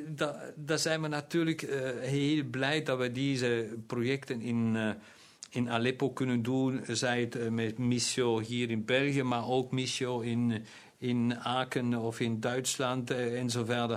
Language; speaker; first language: Dutch; non-native, local second language; German